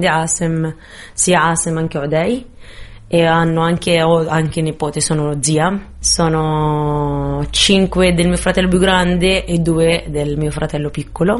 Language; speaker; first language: Italian; non-native, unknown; Arabic